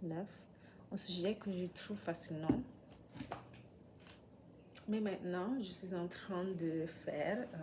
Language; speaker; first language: French; non-native, learner; English